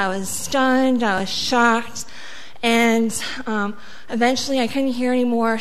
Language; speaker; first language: English; early bilingual, other home language; Spanish